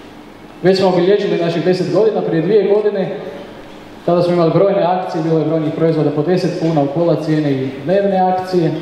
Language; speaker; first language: Croatian; native; Croatian